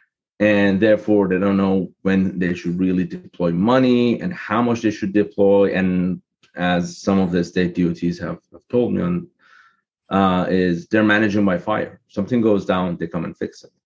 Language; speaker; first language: English; non-native, fluent; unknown